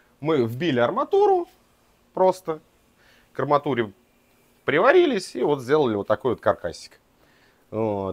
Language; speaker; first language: Russian; native; Russian